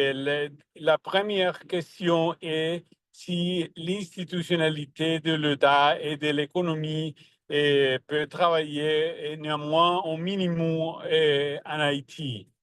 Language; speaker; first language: French; non-native, learner; Spanish